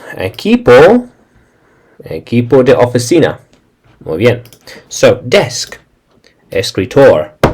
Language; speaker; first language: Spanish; non-native, learner; English